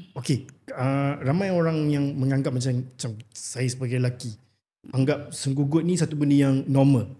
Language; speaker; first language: Malay; native; Malay